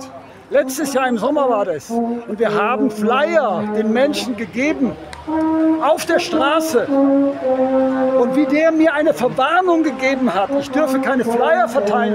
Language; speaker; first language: German; native; German